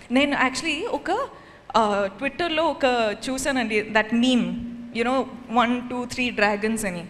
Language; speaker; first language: Telugu; non-native, fluent; Kodava